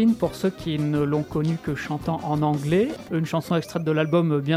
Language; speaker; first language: French; native; French